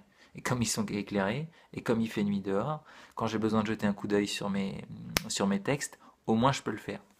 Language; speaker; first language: French; native; French